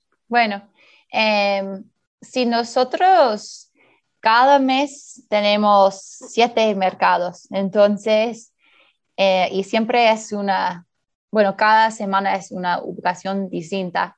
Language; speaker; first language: Spanish; early bilingual, heritage; Spanish